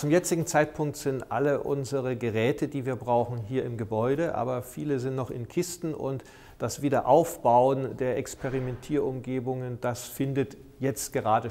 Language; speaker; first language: German; native; German